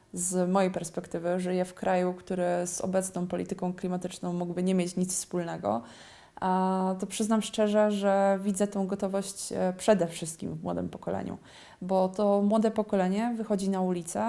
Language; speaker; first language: Polish; native; Polish